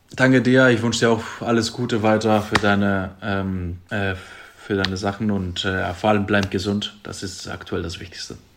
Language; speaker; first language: German; non-native, fluent; Greek